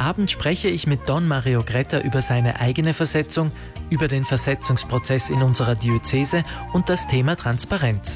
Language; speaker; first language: German; native; German